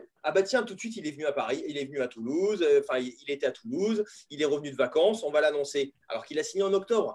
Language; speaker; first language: French; native; French